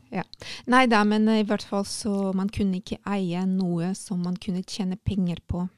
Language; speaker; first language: Norwegian; non-native, fluent; Russian